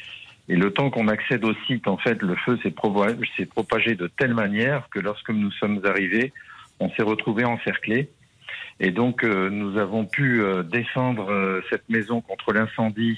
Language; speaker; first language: French; native; French